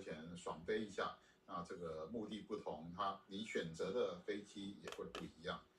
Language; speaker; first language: Chinese; native; Chinese